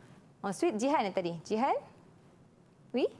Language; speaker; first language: French; non-native, fluent; Malay